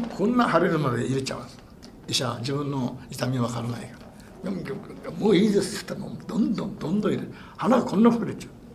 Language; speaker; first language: Japanese; native; Japanese